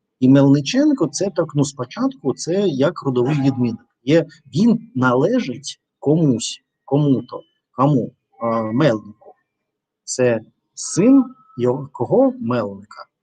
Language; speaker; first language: Ukrainian; non-native, learner; Russian